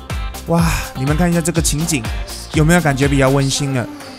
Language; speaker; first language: Chinese; native; Chinese